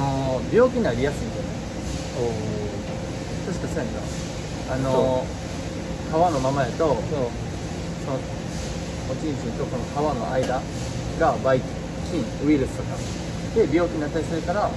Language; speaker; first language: Japanese; native; Japanese